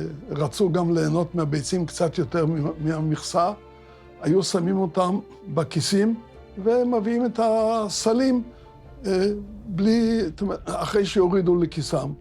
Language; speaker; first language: Hebrew; early bilingual, other home language; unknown